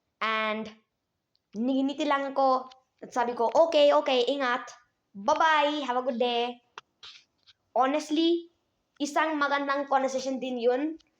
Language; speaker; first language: Filipino; non-native, learner; Hindi